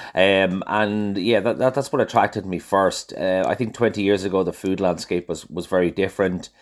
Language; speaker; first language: English; native; English